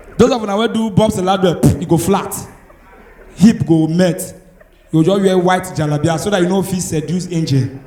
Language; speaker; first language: Nigerian Pidgin; native; Nigerian Pidgin